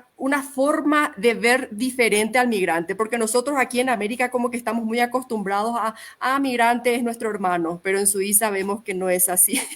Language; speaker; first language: Spanish; native; Spanish